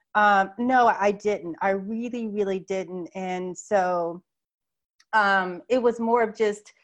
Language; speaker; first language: English; native; English